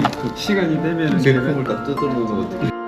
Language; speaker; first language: Korean; native; Korean